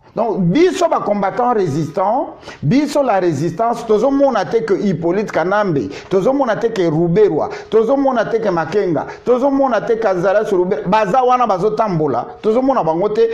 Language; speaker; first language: French; non-native, local second language; Lingala